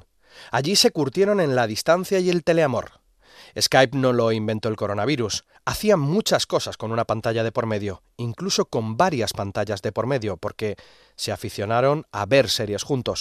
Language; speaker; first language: Spanish; native; Spanish